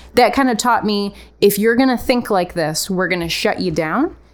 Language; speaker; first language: English; early bilingual, other home language; Italian